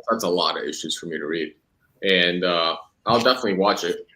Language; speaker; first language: English; native; English